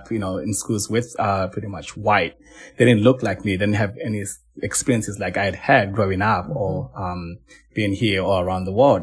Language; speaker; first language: English; non-native, local second language; Shona